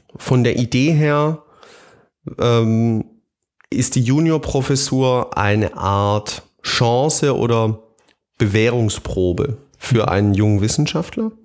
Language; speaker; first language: German; native; German